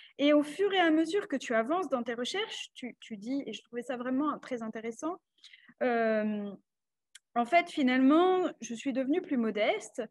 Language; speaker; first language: French; native; French